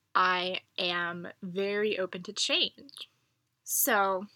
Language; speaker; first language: English; native; English